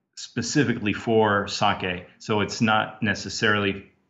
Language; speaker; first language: English; native; English